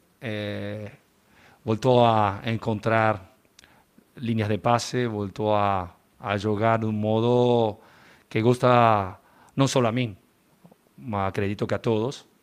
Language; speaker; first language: Portuguese; non-native, learner; Spanish